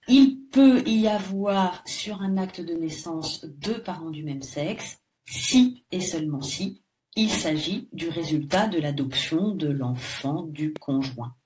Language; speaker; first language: French; native; French